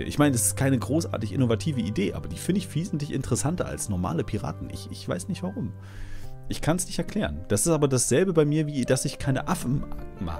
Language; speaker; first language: German; native; German